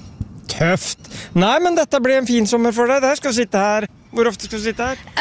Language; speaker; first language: Norwegian; native; Norwegian